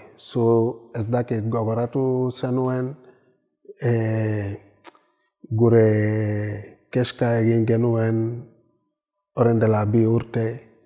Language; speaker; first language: Basque; non-native, learner; Wolof